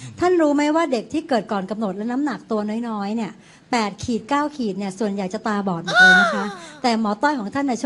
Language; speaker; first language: Thai; native; Thai